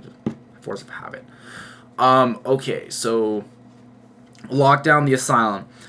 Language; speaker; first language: English; native; English